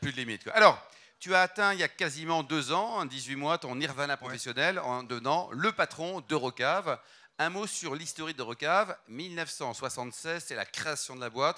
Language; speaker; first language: French; native; French